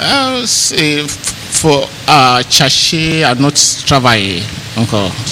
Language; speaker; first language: French; non-native, learner; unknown